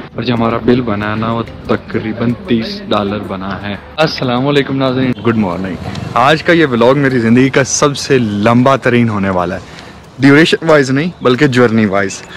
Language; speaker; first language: Urdu; native; Urdu